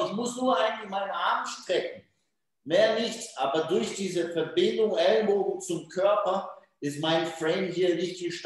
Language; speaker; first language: German; non-native, fluent; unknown